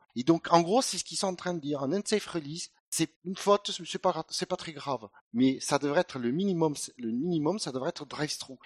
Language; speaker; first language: French; native; French